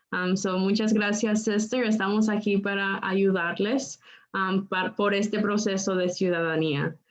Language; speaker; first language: Spanish; non-native, local second language; English